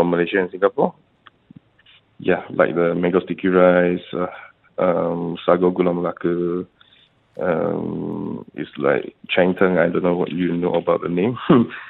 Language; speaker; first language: English; non-native, local second language; Chinese